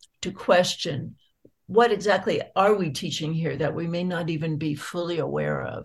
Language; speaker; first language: English; native; English